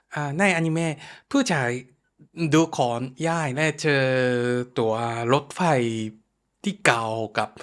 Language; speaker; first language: Thai; non-native, fluent; Japanese